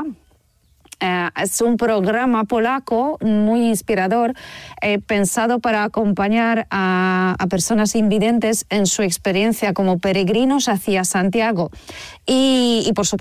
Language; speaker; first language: Spanish; non-native, fluent; Polish